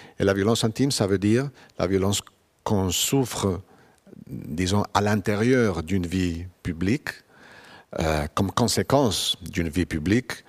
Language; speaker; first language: French; non-native, fluent; Spanish